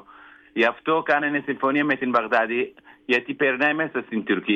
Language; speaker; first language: Greek; non-native, learner; Kurdish